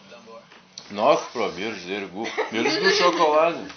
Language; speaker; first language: German; non-native, learner; Lithuanian